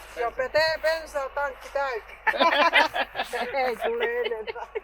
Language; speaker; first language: Finnish; non-native, learner; Bangla